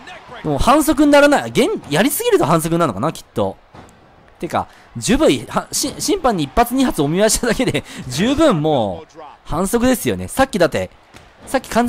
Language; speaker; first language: Japanese; native; Japanese